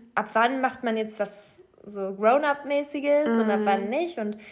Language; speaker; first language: German; native; German